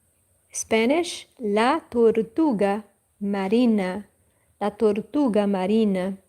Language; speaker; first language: Spanish; non-native, fluent; Portuguese